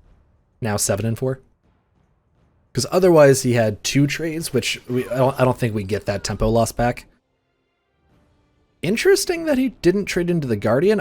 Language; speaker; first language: English; native; English